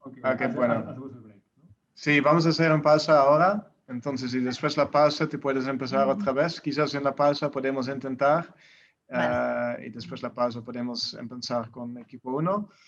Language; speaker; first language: Spanish; non-native, learner; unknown